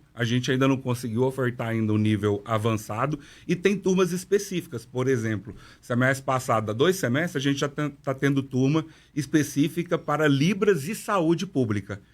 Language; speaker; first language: Portuguese; non-native, local second language; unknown